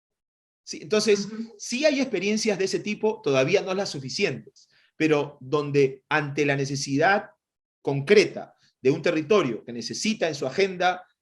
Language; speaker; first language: Spanish; native; Spanish